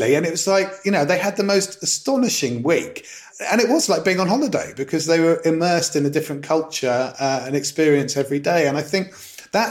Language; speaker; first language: English; native; English